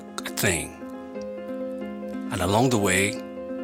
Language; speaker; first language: English; non-native, local second language; Bini